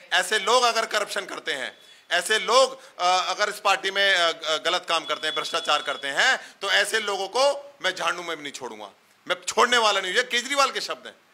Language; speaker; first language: Hindi; native; Hindi